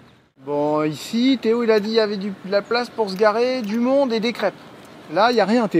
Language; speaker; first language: French; native; French